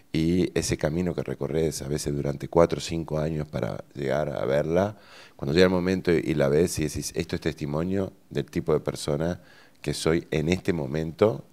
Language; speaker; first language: Spanish; native; Spanish